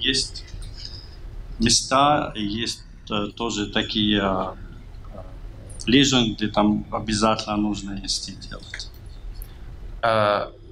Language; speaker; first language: Russian; non-native, fluent; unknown